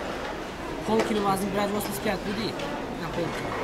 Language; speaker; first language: Russian; non-native, local second language; Uzbek